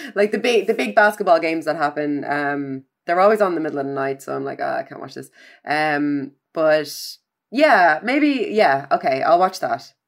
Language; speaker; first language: English; native; English